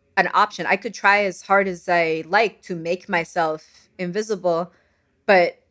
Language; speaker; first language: English; non-native, fluent; Arabic